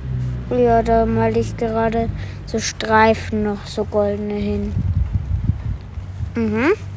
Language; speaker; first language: German; native; German